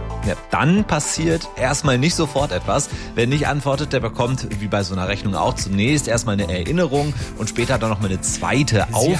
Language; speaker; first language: German; native; German